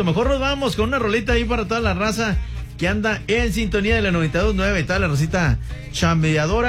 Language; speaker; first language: Spanish; native; Spanish